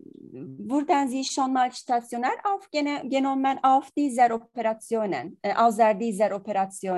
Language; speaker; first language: German; non-native, learner; Turkish